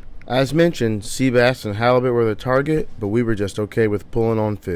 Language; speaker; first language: English; native; English